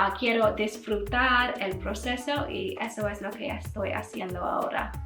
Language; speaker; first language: Spanish; non-native, learner; English